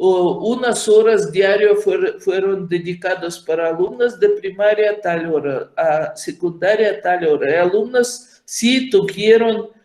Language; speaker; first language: Spanish; non-native, fluent; Ukrainian